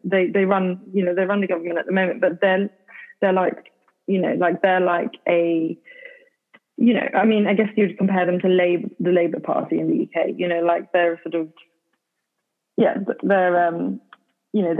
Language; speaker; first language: English; non-native, fluent; Swedish